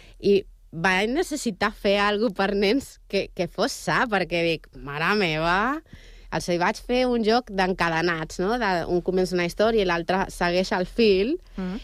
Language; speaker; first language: Catalan; non-native, local second language; Spanish